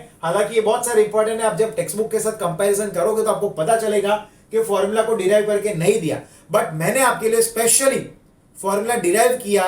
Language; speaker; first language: Hindi; non-native, local second language; Gujarati